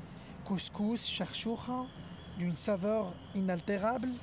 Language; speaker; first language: French; non-native, local second language; Arabic